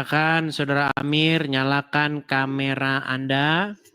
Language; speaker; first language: Indonesian; native; Indonesian